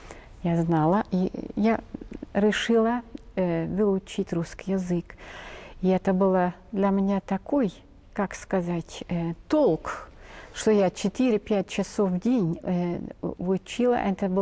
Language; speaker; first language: Russian; non-native, fluent; Dutch